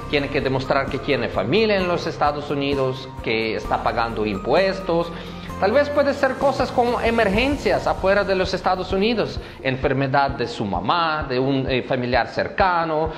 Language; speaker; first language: Spanish; non-native, fluent; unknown